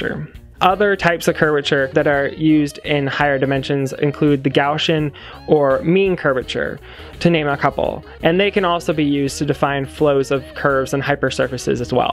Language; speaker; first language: English; native; English